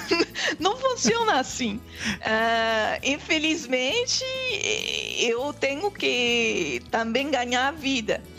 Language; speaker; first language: Portuguese; non-native, fluent; French